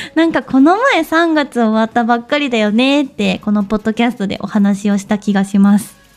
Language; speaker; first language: Japanese; native; Japanese